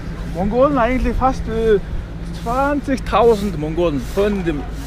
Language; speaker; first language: German; non-native, learner; Mongolian